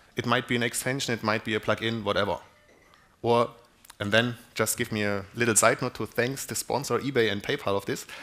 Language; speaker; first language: English; non-native, fluent; German